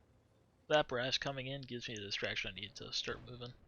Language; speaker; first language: English; native; English